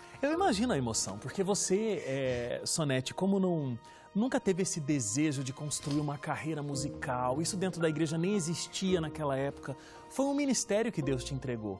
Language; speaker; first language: Portuguese; native; Portuguese